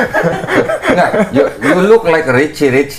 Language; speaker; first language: English; non-native, fluent; Indonesian